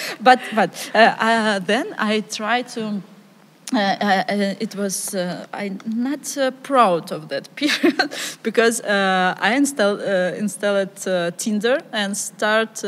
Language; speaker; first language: English; non-native, learner; Ukrainian